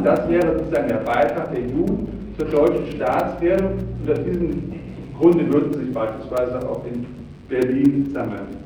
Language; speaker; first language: German; native; German